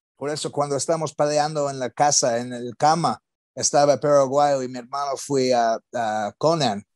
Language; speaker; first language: Spanish; non-native, learner; English